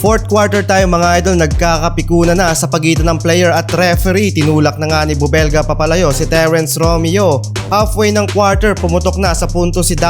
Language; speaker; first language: Filipino; native; Filipino